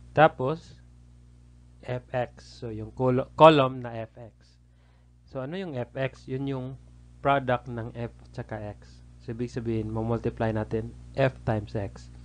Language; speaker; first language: Filipino; native; Filipino